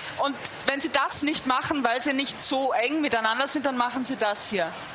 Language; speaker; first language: German; native; German